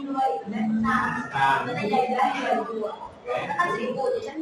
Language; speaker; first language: Indonesian; native; Indonesian